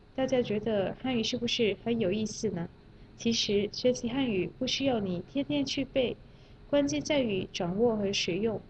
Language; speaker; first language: Chinese; non-native, fluent; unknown